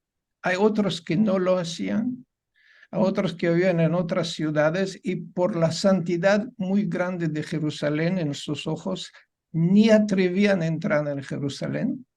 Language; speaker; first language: Spanish; non-native, fluent; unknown